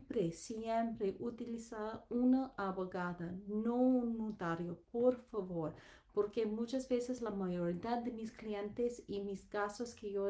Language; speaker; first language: Spanish; non-native, learner; English